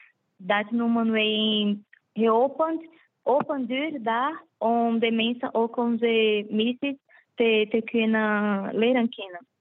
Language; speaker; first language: Dutch; non-native, fluent; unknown